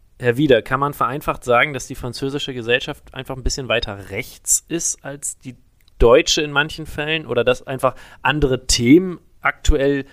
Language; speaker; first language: German; native; German